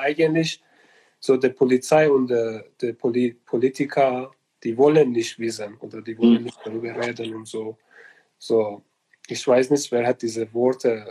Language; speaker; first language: German; non-native, learner; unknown